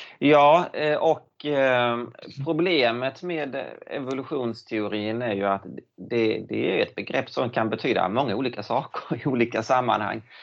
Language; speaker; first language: Swedish; native; Swedish